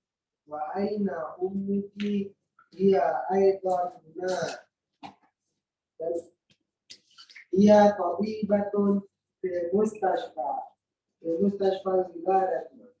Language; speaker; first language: Arabic; non-native, learner; Indonesian